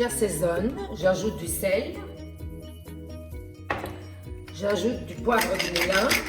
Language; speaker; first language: French; non-native, fluent; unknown